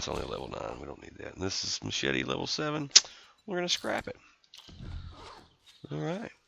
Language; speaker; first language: English; native; English